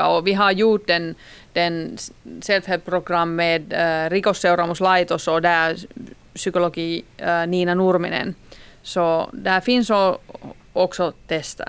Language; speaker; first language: Swedish; non-native, local second language; Finnish